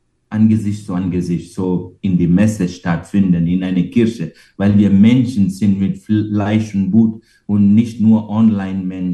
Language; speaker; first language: German; non-native, fluent; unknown